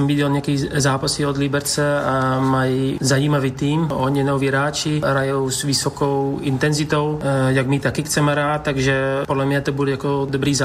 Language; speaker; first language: Czech; non-native, learner; Dutch